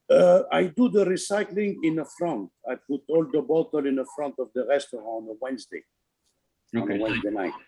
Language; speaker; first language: English; non-native, learner; Italian